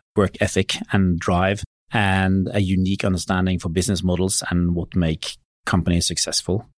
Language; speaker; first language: English; non-native, fluent; Norwegian